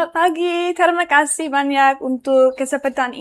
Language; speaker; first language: Indonesian; non-native, learner; English